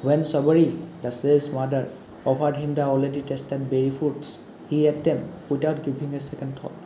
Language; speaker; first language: English; non-native, local second language; Assamese